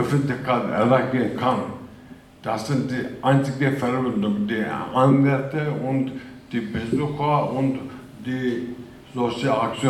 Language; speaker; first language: German; non-native, fluent; Turkish